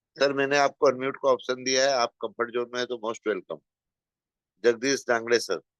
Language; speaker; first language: Hindi; native; Hindi